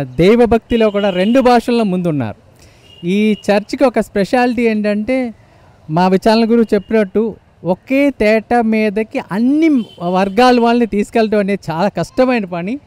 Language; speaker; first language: Telugu; non-native, local second language; Malayalam